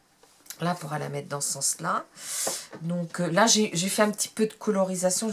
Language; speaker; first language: French; native; French